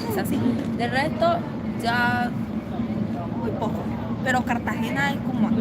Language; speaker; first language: Spanish; native; Spanish